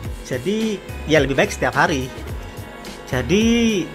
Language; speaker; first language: Indonesian; native; Indonesian